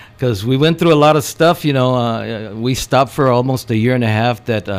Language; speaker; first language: English; early bilingual, other home language; Spanish